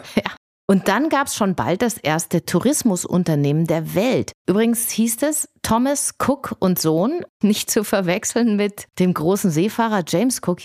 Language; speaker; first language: German; native; German